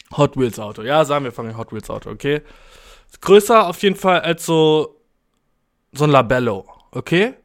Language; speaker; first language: German; early bilingual, other home language; Albanian